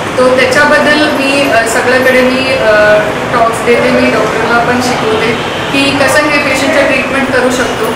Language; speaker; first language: Marathi; non-native, learner; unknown